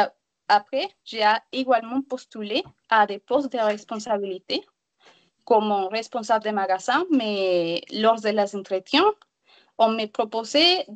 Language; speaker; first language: French; non-native, learner; Spanish